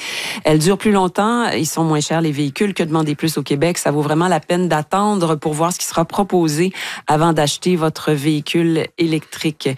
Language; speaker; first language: French; native; French